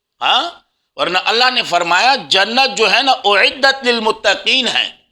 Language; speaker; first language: Urdu; non-native, local second language; Pashto